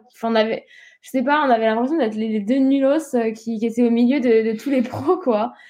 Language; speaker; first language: French; native; French